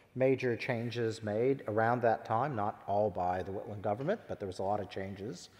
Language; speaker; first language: English; native; English